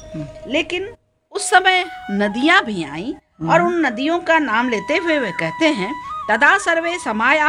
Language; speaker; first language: Hindi; native; Hindi